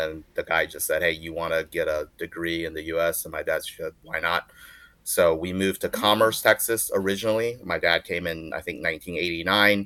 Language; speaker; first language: English; early bilingual, other home language; Chinese